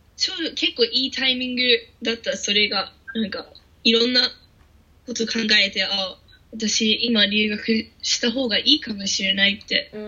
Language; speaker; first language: Japanese; non-native, fluent; English